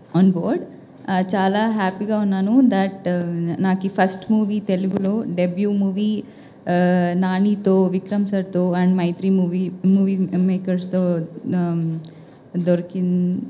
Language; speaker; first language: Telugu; non-native, learner; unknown